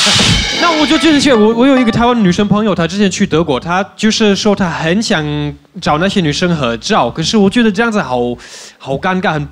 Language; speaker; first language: Chinese; non-native, fluent; German